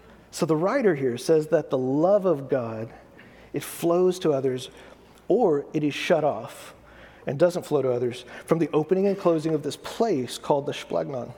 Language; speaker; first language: English; native; English